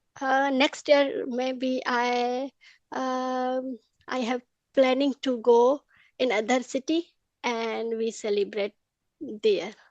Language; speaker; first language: English; non-native, learner; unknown